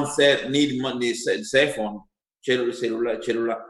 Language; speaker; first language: English; non-native, learner; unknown